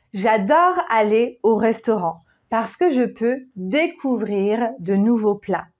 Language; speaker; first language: French; native; French